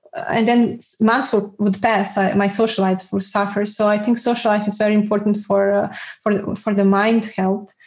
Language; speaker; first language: English; non-native, fluent; Serbian